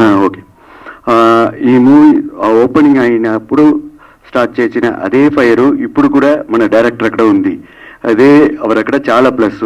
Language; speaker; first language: Telugu; non-native, learner; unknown